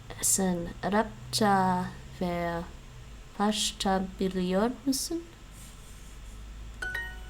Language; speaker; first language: Turkish; non-native, learner; English